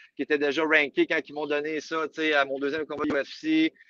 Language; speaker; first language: French; native; French